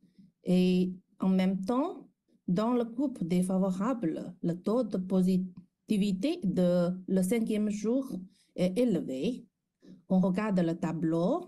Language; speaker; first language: French; non-native, fluent; Chinese